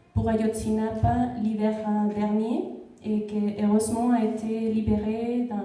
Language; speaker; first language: French; non-native, fluent; Spanish